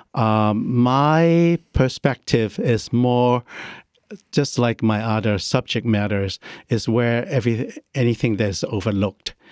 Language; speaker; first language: English; non-native, local second language; Cantonese